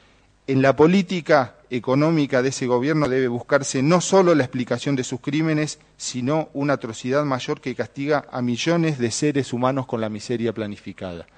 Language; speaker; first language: Spanish; native; Spanish